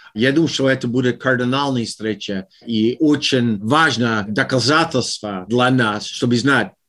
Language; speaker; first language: Russian; non-native, learner; English